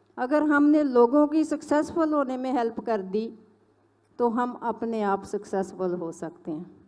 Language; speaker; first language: Hindi; non-native, local second language; Punjabi